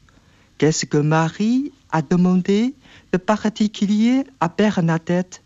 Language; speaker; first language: French; non-native, fluent; Chinese